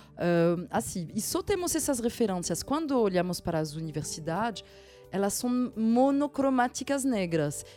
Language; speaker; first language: Portuguese; non-native, fluent; French